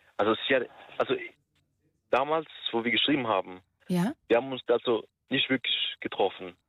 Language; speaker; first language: German; early bilingual, other home language; Turkish